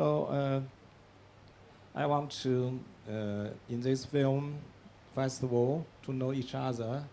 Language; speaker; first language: English; non-native, learner; Chinese